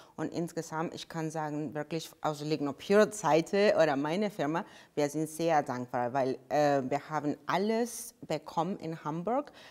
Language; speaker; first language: German; non-native, fluent; Spanish